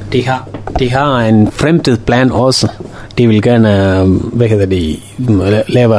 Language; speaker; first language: Danish; non-native, learner; Tamil